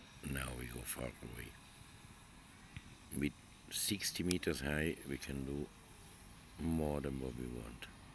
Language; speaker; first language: English; non-native, learner; Italian